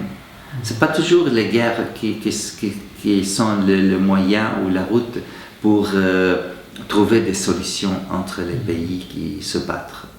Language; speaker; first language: French; non-native, fluent; Arabic